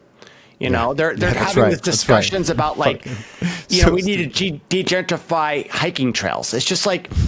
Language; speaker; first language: English; native; English